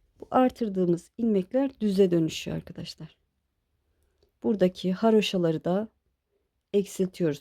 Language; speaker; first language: Turkish; native; Turkish